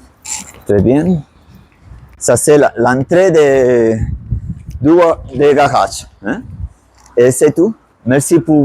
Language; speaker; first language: French; non-native, fluent; Spanish